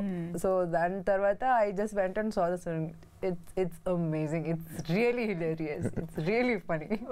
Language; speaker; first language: Telugu; non-native, fluent; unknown